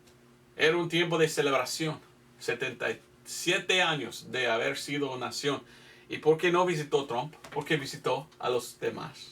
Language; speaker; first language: Spanish; non-native, fluent; English